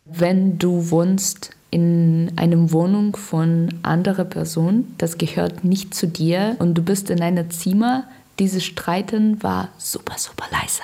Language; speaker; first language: German; non-native, learner; Russian